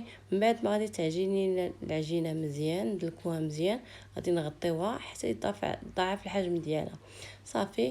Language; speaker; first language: Arabic; native; Arabic